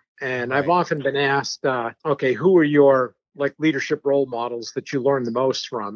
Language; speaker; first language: English; early bilingual, other home language; French